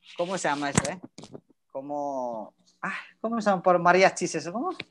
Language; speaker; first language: Spanish; non-native, learner; Indonesian